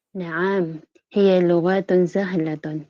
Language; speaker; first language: Arabic; non-native, learner; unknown